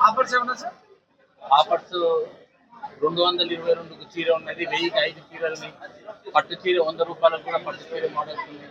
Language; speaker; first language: Telugu; native; Telugu